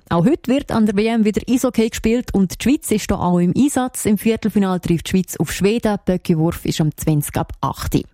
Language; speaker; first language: German; native; German